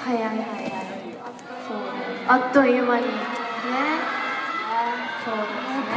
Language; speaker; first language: Japanese; non-native, fluent; Korean